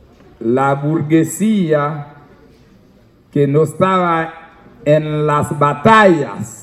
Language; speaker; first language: Spanish; non-native, fluent; Haitian Creole